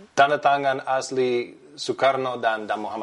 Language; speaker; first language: Indonesian; non-native, learner; English